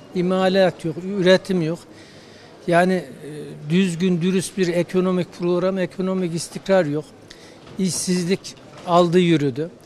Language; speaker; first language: Turkish; native; Turkish